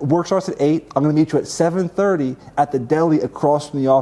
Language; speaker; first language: English; native; English